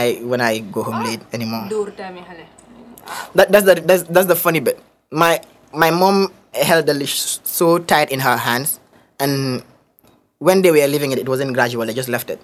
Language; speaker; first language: English; non-native, local second language; Wolof